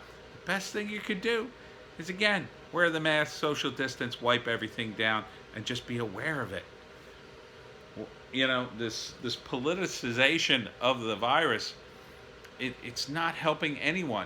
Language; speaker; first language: English; native; English